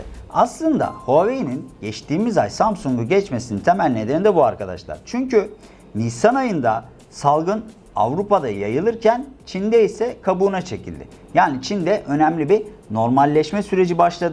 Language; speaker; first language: Turkish; native; Turkish